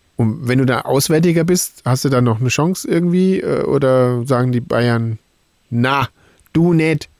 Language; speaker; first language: German; native; German